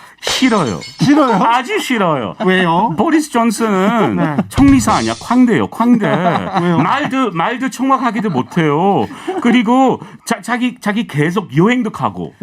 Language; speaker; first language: Korean; non-native, learner; English